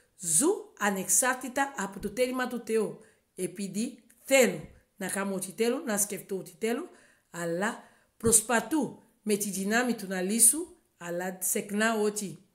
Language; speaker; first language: Greek; non-native, learner; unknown